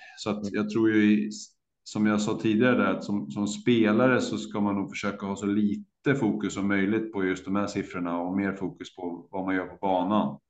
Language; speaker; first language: Swedish; native; Swedish